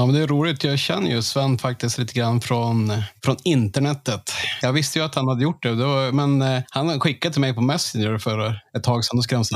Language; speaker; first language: Swedish; native; Swedish